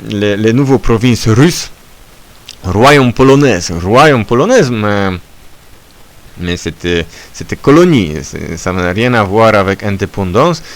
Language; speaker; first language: French; non-native, learner; Polish